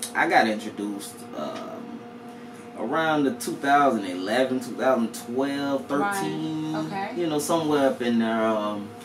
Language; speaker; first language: English; native; English